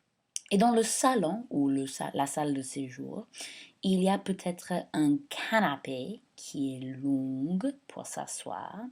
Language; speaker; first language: French; non-native, fluent; English